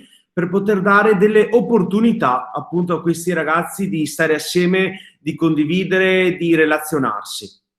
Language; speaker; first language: Italian; native; Italian